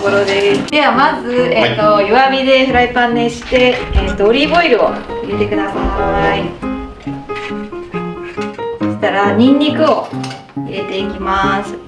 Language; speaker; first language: Japanese; native; Japanese